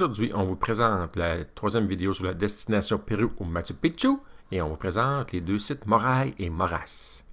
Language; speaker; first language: French; native; French